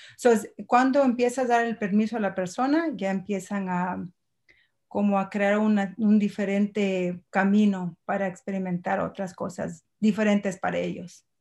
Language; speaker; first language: Spanish; early bilingual, heritage; Spanish